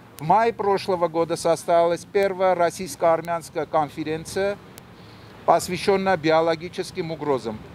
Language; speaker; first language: Russian; non-native, local second language; Armenian